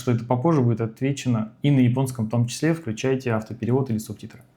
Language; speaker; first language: Russian; native; Russian